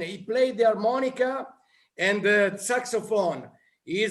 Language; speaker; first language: English; non-native, learner; Italian